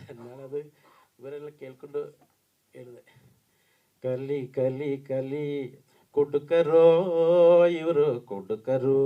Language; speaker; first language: Kannada; non-native, learner; Malayalam